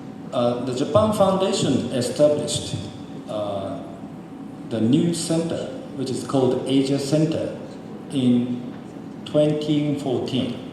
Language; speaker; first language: English; non-native, fluent; Japanese